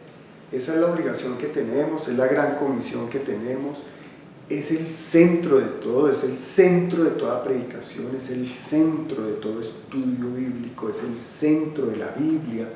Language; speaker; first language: Spanish; native; Spanish